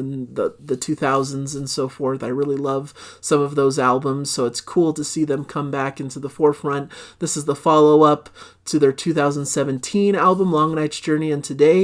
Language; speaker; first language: English; native; English